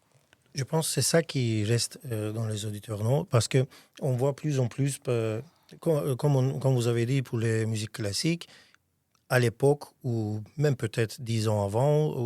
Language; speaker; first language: French; non-native, fluent; Armenian